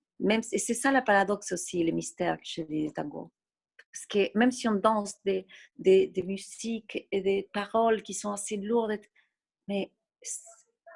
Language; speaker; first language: French; non-native, fluent; Spanish